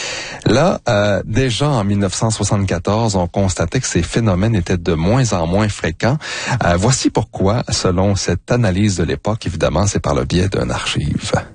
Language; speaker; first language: French; native; French